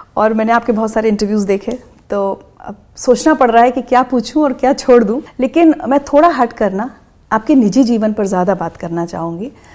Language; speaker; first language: Hindi; native; Hindi